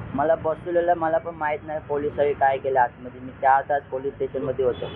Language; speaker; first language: Marathi; native; Marathi